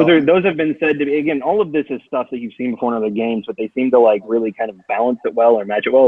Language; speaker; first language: English; native; English